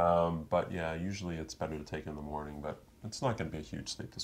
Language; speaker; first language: English; native; English